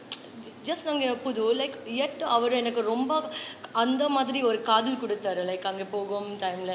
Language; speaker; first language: Tamil; non-native, learner; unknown